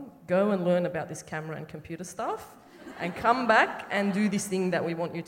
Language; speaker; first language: English; native; English